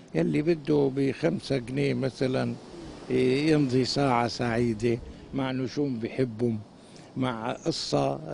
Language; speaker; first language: Arabic; native; Arabic